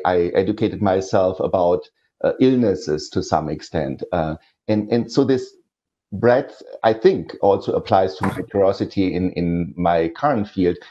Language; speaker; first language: English; non-native, fluent; German